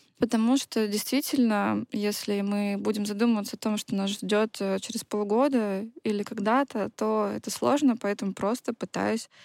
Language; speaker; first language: Russian; native; Russian